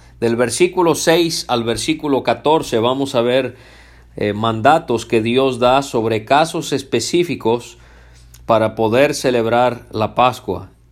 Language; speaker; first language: Spanish; early bilingual, other home language; English